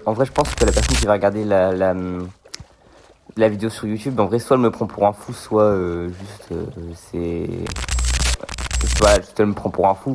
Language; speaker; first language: French; native; French